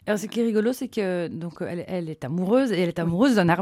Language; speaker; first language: French; native; French